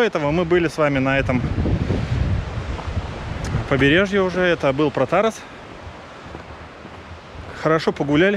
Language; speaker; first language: Russian; native; Russian